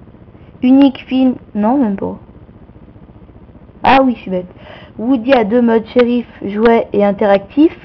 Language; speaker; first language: French; native; French